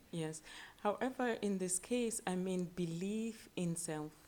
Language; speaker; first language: English; non-native, local second language; Luo (Kenya and Tanzania)